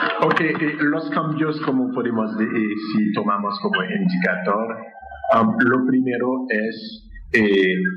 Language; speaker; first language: Spanish; non-native, fluent; Haitian Creole